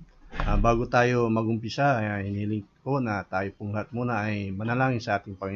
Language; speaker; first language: Filipino; native; Filipino